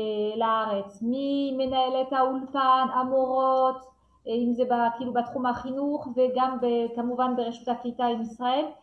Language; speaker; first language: Hebrew; non-native, fluent; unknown